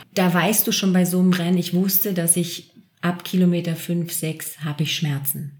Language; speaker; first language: German; native; German